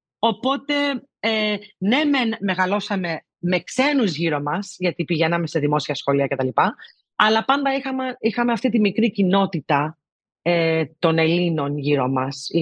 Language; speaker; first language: Greek; early bilingual, heritage; Greek